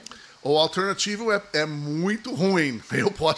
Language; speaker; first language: Portuguese; non-native, fluent; English